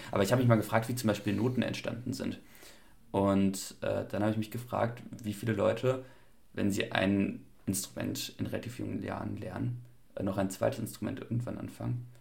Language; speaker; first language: German; native; German